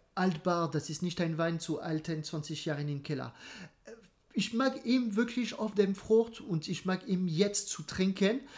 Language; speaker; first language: German; non-native, learner; French